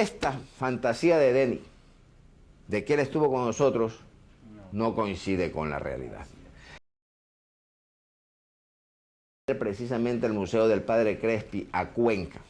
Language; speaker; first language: Spanish; native; Spanish